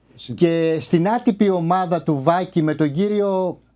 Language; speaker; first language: Greek; native; Greek